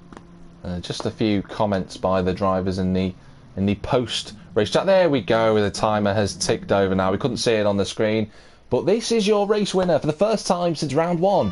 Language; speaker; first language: English; native; English